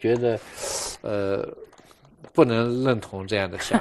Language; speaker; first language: Chinese; native; Chinese